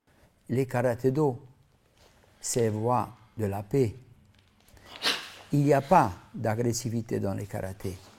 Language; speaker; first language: French; non-native, fluent; Macedonian